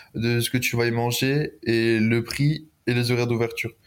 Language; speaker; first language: French; native; French